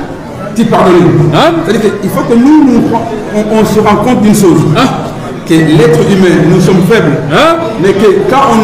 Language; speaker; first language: French; non-native, local second language; Soninke